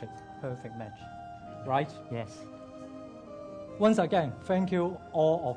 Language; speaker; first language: English; non-native, local second language; Cantonese